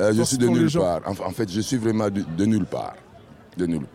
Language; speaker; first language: French; non-native, local second language; Lingala